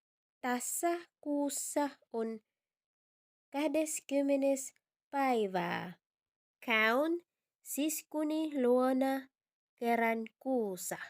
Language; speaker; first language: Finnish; non-native, learner; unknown